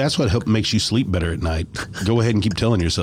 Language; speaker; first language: English; native; English